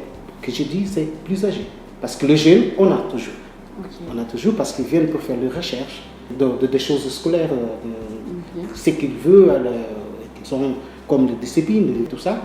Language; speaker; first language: French; non-native, learner; Portuguese